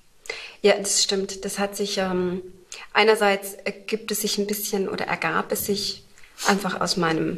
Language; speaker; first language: German; native; German